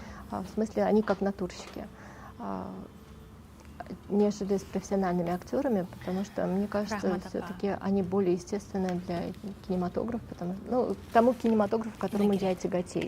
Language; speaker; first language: Russian; non-native, local second language; Tajik